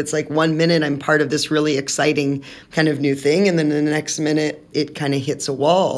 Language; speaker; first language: English; native; English